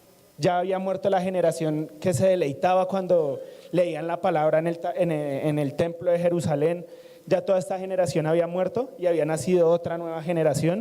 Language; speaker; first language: Spanish; native; Spanish